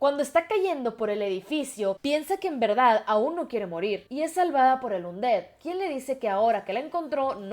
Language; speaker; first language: Spanish; native; Spanish